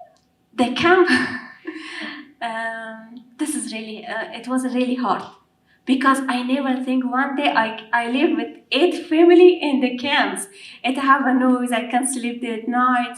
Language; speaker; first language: English; non-native, learner; Persian